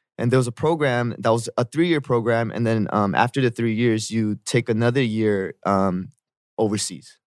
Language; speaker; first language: English; early bilingual, other home language; Korean